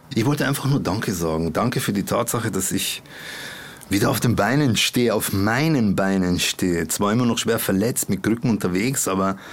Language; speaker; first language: German; native; German